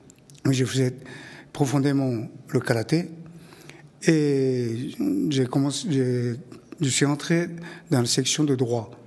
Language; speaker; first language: French; non-native, fluent; Japanese